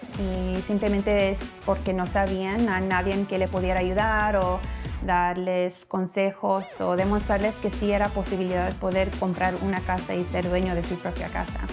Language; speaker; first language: Spanish; early bilingual, heritage; Spanish